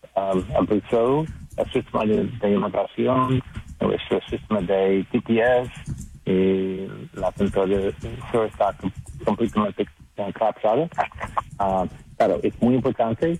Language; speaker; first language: Spanish; non-native, learner; English